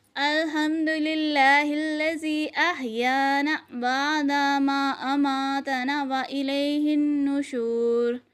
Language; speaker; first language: Urdu; native; Urdu